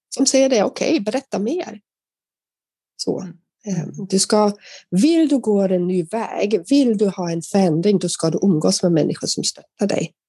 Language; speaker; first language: Swedish; non-native, fluent; German